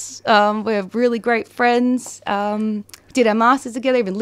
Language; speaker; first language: English; native; English